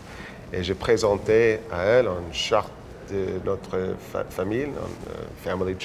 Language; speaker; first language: French; non-native, local second language; English